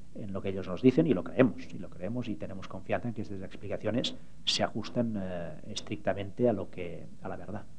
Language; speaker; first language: Spanish; non-native, local second language; Catalan